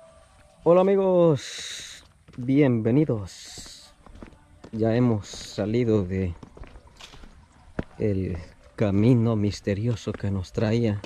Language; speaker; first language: Spanish; native; Spanish